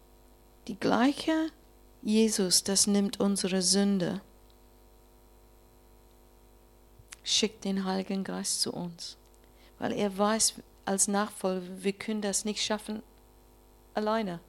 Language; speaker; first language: German; non-native, learner; English